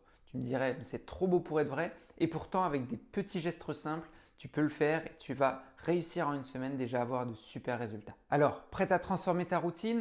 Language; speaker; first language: French; native; French